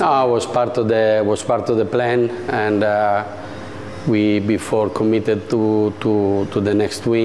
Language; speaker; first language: English; non-native, fluent; Italian